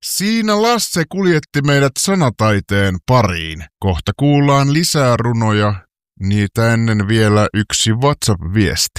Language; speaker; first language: Finnish; native; Finnish